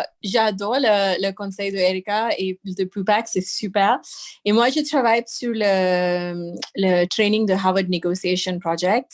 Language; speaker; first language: French; non-native, fluent; English